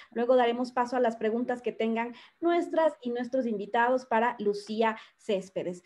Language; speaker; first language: Spanish; native; Spanish